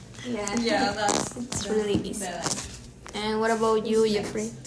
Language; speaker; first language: English; non-native, learner; Spanish